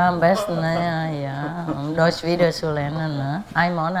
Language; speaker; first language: German; non-native, learner; Vietnamese